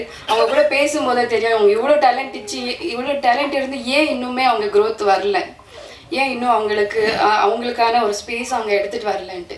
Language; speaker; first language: Tamil; non-native, fluent; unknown